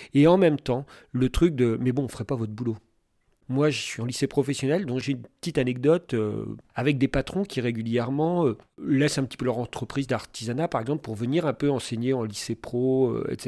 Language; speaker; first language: French; native; French